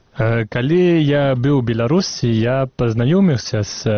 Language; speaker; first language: Belarusian; non-native, fluent; French